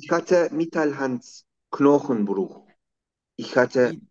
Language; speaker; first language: German; non-native, learner; Turkish